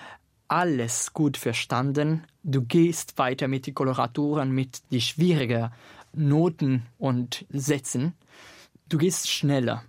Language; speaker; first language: German; non-native, learner; Italian